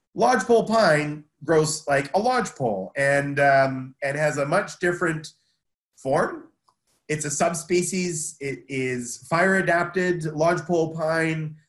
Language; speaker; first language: English; native; English